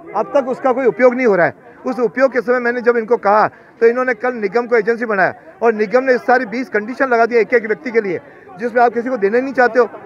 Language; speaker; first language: Hindi; native; Hindi